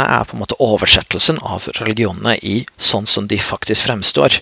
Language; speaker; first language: Norwegian; non-native, fluent; English